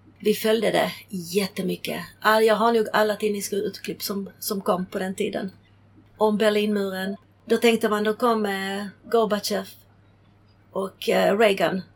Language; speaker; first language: Swedish; early bilingual, other home language; Czech